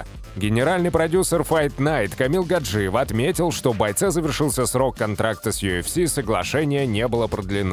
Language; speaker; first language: Russian; native; Russian